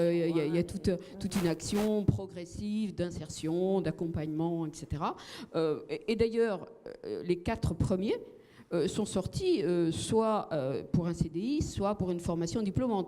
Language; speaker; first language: French; native; French